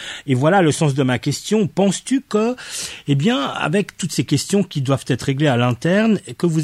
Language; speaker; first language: French; native; French